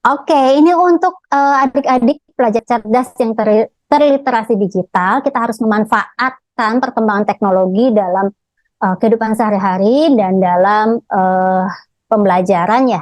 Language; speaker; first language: Indonesian; native; Indonesian